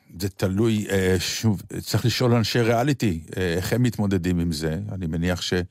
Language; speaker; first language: Hebrew; native; Hebrew